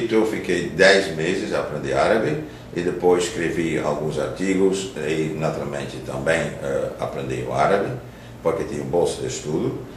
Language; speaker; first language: Portuguese; non-native, fluent; Dutch